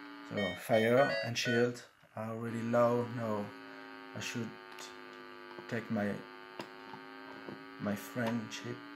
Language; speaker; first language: English; non-native, learner; French